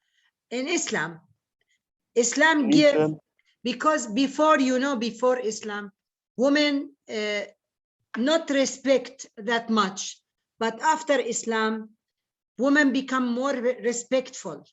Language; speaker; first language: English; non-native, learner; Arabic